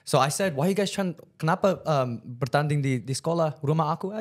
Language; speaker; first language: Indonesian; early bilingual, heritage; English